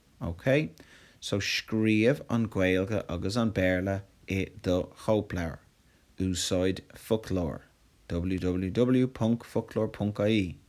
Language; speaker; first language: Irish; non-native, local second language; English